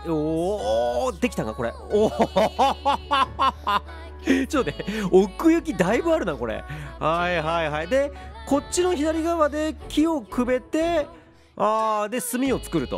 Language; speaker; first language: Japanese; native; Japanese